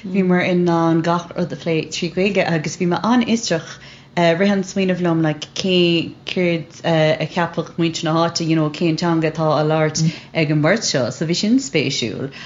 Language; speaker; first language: Irish; non-native, local second language; English